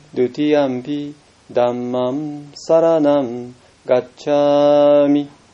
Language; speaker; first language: Japanese; native; Japanese